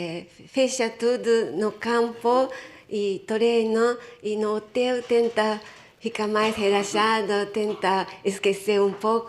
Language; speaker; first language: Portuguese; non-native, fluent; Japanese